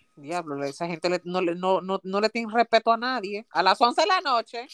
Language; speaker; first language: Spanish; early bilingual, heritage; Spanish